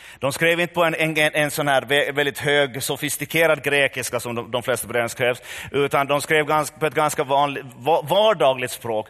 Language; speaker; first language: Swedish; native; Swedish